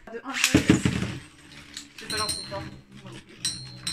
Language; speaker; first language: French; native; French